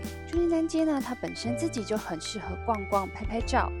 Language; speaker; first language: Chinese; native; Chinese